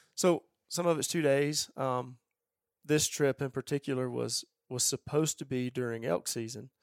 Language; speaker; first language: English; native; English